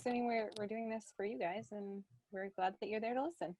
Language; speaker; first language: English; native; English